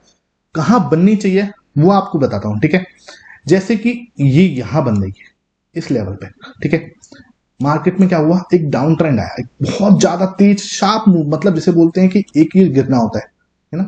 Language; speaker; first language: Hindi; native; Hindi